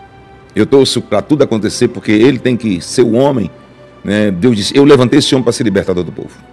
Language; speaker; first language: Portuguese; native; Portuguese